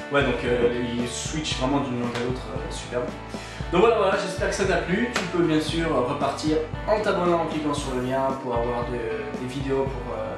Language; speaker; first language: French; non-native, fluent; English